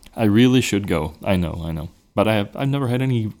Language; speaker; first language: English; non-native, fluent; Swedish